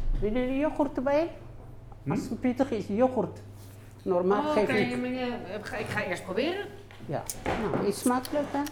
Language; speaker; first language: Dutch; non-native, learner; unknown